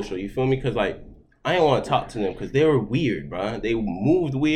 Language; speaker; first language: English; early bilingual, other home language; Haitian Creole